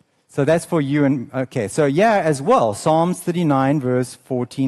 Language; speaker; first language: English; non-native, local second language; Afrikaans